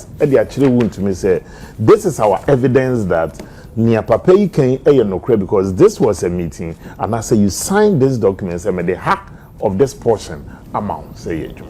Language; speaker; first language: English; non-native, local second language; Akan